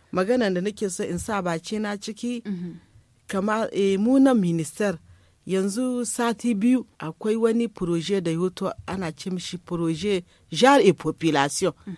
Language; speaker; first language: Hausa; native; Hausa